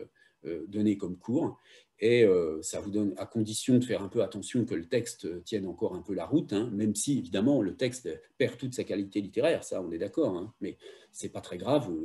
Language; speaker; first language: French; native; French